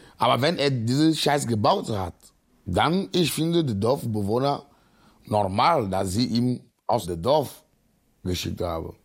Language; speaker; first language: German; non-native, learner; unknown